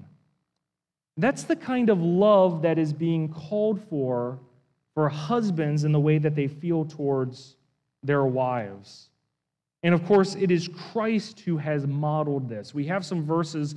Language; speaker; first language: English; native; English